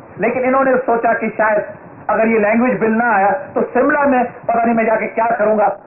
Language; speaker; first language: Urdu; non-native, local second language; Sindhi